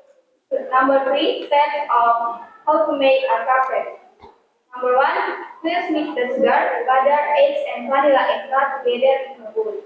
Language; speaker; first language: English; non-native, learner; Indonesian